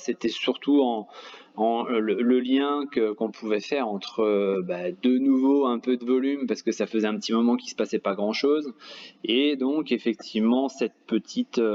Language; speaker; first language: French; native; French